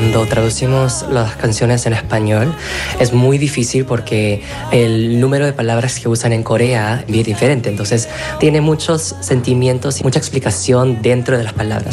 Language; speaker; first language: Spanish; non-native, fluent; Korean